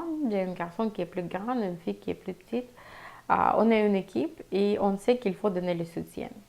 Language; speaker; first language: French; non-native, fluent; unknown